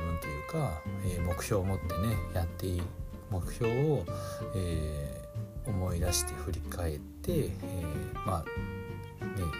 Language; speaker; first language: Japanese; native; Japanese